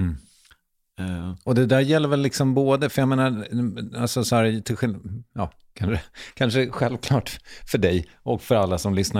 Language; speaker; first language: Swedish; native; Swedish